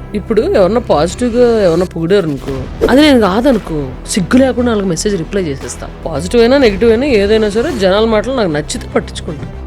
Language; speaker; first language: Telugu; native; Telugu